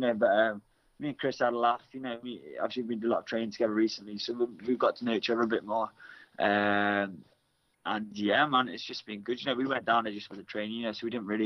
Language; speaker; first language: English; native; English